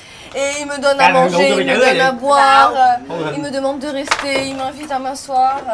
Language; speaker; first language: French; non-native, local second language; Arabic